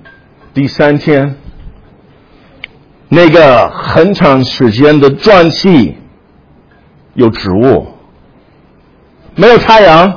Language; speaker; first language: Chinese; non-native, fluent; English